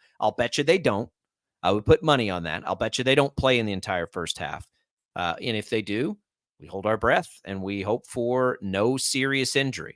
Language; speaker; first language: English; native; English